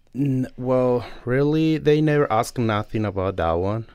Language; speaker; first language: English; non-native, learner; Spanish